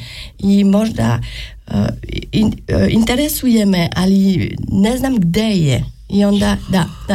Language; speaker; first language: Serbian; non-native, learner; French